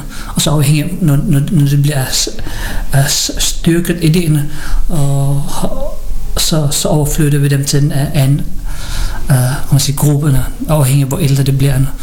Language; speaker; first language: Danish; non-native, learner; Filipino